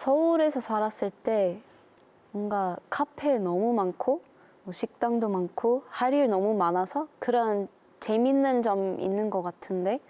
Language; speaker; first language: Korean; non-native, learner; English